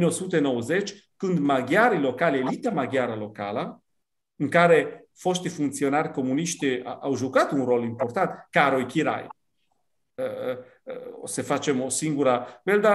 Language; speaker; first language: Romanian; non-native, fluent; Italian